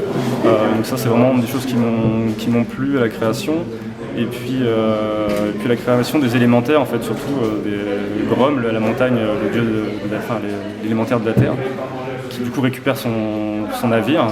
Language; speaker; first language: French; native; French